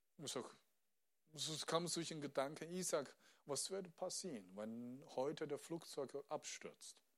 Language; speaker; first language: German; non-native, fluent; Chinese